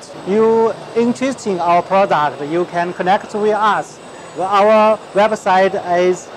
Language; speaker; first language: English; non-native, learner; Chinese